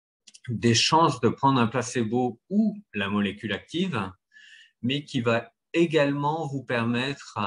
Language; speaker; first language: French; native; French